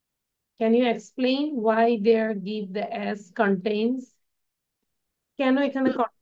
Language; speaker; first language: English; non-native, fluent; Bangla